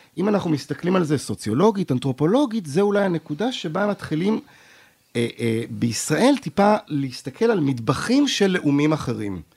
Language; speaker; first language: Hebrew; native; Hebrew